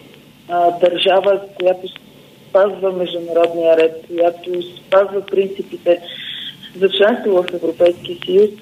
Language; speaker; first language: Bulgarian; native; Bulgarian